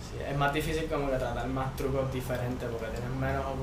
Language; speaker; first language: Spanish; native; Spanish